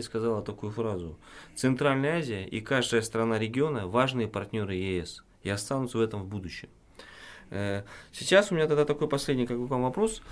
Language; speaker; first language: Russian; non-native, local second language; Kyrgyz